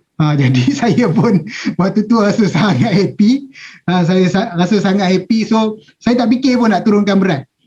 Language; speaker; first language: Malay; native; Malay